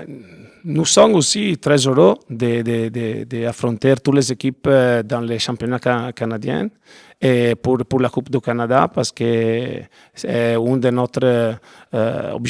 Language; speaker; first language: French; non-native, learner; Italian